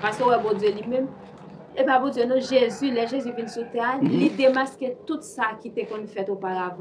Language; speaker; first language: French; non-native, local second language; Haitian Creole